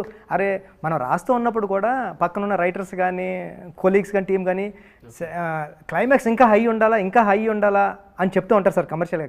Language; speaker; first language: Telugu; native; Telugu